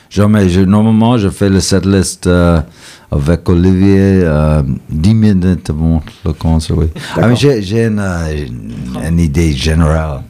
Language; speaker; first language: French; non-native, fluent; English